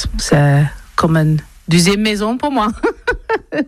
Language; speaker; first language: French; non-native, learner; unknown